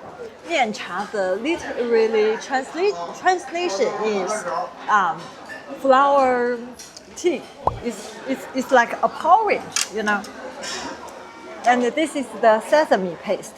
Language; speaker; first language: English; non-native, fluent; Chinese